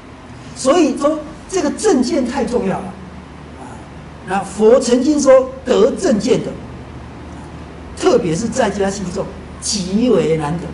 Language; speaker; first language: Chinese; native; Chinese